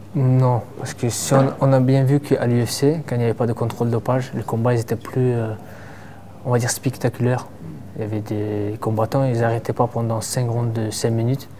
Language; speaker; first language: French; non-native, fluent; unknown